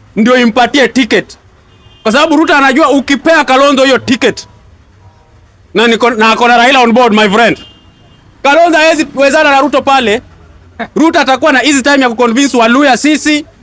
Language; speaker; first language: Swahili; non-native, local second language; Luyia